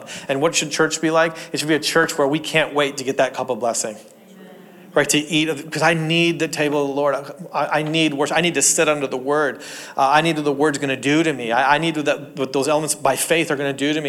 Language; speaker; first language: English; native; English